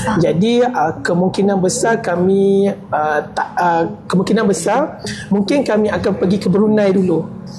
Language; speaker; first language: Malay; native; Malay